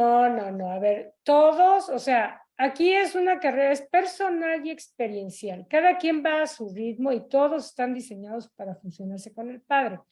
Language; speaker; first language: Spanish; native; Spanish